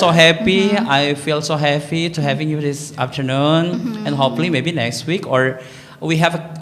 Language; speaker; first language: English; non-native, learner; Indonesian